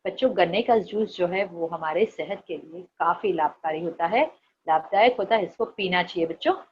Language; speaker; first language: Hindi; non-native, local second language; Marathi